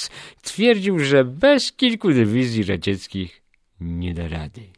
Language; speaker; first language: Polish; native; Polish